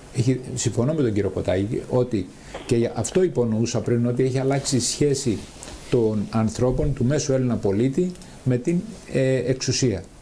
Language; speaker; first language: Greek; native; Greek